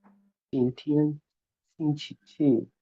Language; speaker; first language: Chinese; non-native, learner; Bangla